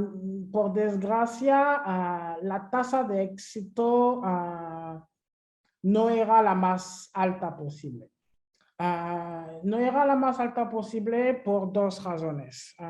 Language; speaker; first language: Spanish; non-native, fluent; French